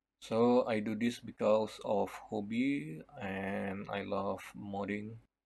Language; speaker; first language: English; non-native, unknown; Indonesian